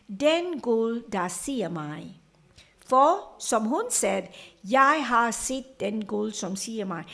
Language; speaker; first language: Danish; non-native, fluent; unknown